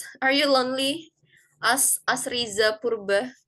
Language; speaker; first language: English; non-native, fluent; Indonesian